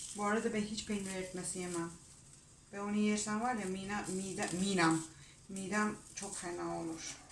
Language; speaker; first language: Turkish; non-native, fluent; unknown